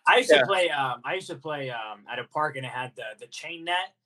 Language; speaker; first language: English; early bilingual, other home language; Spanish